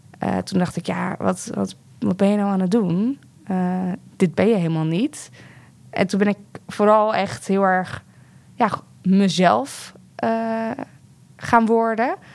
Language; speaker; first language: Dutch; native; Dutch